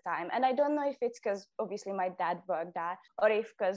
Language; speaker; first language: English; non-native, fluent; Hungarian